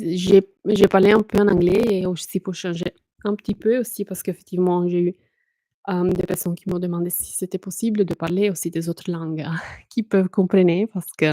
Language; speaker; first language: French; non-native, fluent; Italian